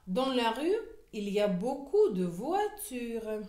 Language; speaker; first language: French; non-native, fluent; Russian